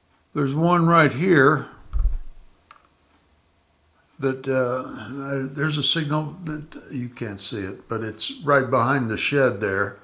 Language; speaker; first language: English; native; English